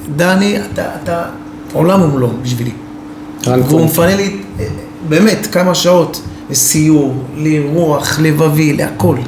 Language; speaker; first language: Hebrew; native; Hebrew